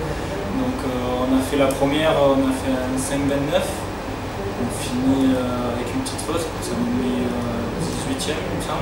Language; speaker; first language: French; native; French